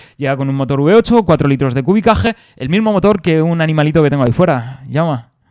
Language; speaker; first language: Spanish; native; Spanish